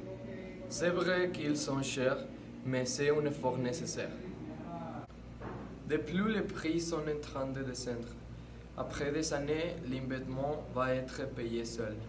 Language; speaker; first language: French; non-native, learner; Spanish